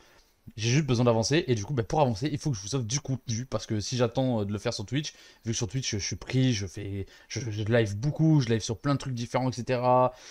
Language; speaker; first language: French; native; French